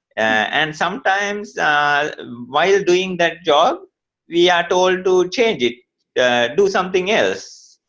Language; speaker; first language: English; non-native, local second language; Sinhala